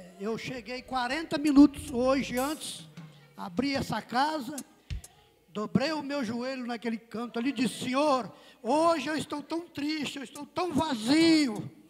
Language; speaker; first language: Portuguese; native; Portuguese